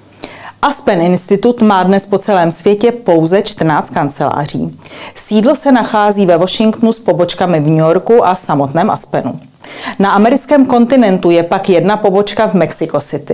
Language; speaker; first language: Czech; native; Czech